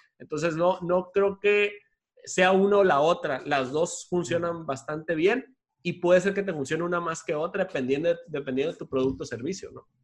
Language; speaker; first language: Spanish; native; Spanish